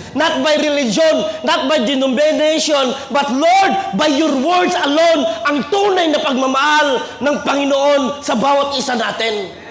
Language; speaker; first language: Filipino; non-native, local second language; Cebuano